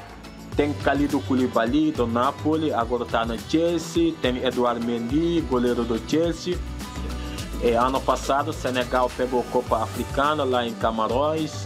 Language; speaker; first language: Portuguese; non-native, fluent; Wolof